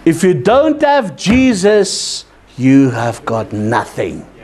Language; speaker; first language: English; non-native, local second language; Afrikaans